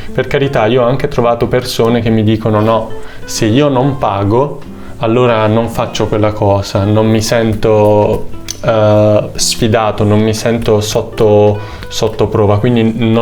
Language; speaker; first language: Italian; native; Italian